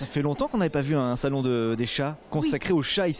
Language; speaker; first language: French; native; French